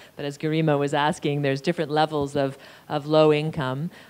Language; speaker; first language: English; native; English